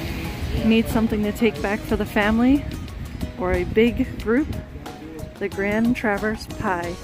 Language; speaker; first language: English; native; English